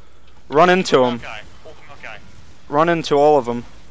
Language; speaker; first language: English; native; English